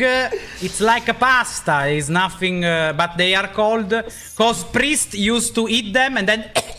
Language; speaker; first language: English; non-native, fluent; Italian